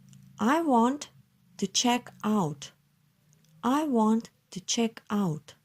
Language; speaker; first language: English; non-native, learner; Turkish